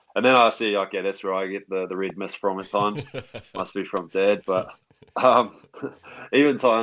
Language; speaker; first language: English; native; English